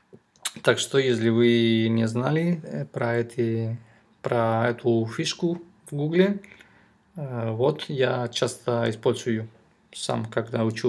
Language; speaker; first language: Russian; non-native, fluent; Spanish